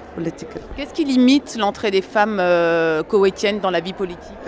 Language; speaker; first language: French; native; French